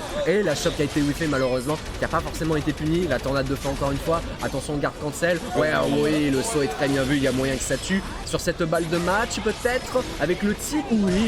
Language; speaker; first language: French; native; French